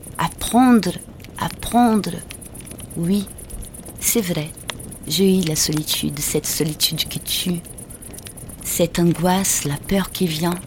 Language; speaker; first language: French; non-native, fluent; Portuguese